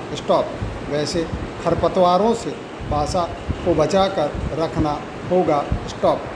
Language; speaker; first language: Hindi; native; Hindi